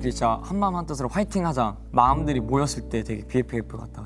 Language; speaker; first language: Korean; native; Korean